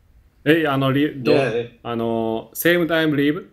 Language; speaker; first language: English; non-native, learner; Japanese